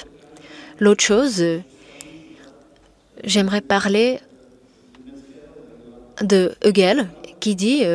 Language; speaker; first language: French; non-native, fluent; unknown